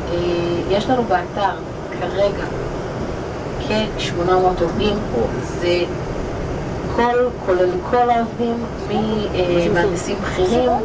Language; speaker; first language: Hebrew; native; Hebrew